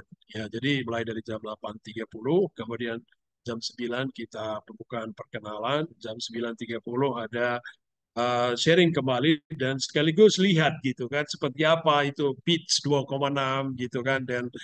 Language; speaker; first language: Indonesian; native; Indonesian